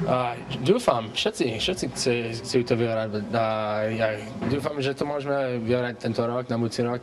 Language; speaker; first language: Slovak; early bilingual, heritage; English